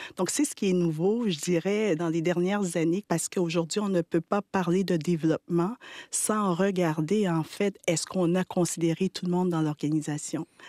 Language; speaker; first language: French; early bilingual, other home language; Haitian Creole